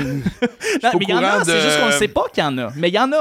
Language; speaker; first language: French; native; French